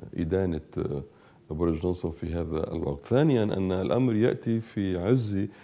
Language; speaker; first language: Arabic; native; Arabic